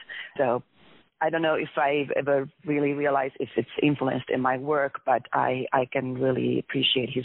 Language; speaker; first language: English; non-native, fluent; Finnish